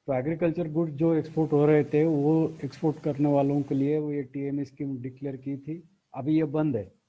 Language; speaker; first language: Hindi; non-native, local second language; Marathi